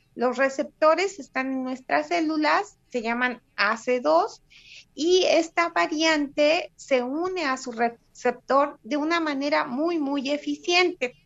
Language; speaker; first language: Spanish; non-native, fluent; Russian